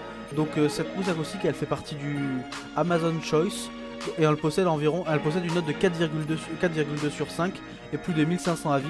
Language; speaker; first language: French; native; French